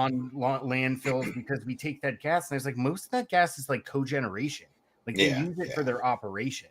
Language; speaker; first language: English; native; English